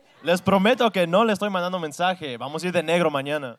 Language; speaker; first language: Spanish; non-native, fluent; English